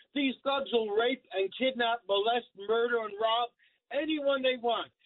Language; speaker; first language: English; early bilingual, other home language; Italian